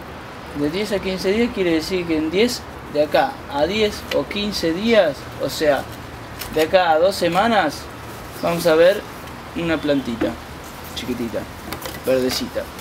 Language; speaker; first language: Spanish; native; Spanish